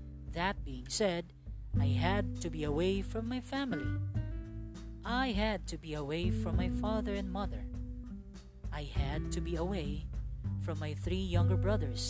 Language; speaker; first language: English; non-native, local second language; Cebuano